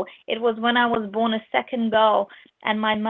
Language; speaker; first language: English; non-native, local second language; Urdu